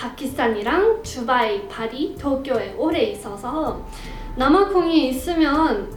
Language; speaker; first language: Korean; non-native, fluent; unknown